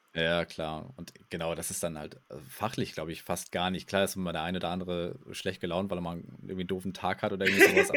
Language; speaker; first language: German; native; German